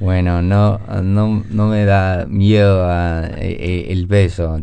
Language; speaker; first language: Spanish; non-native, learner; English